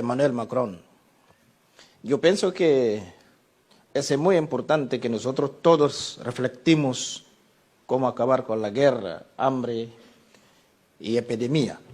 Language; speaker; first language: Spanish; non-native, learner; Portuguese